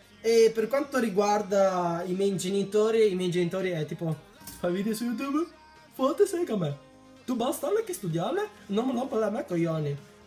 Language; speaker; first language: Italian; early bilingual, other home language; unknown